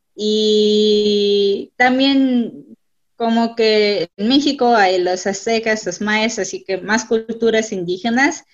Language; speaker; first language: Spanish; non-native, fluent; German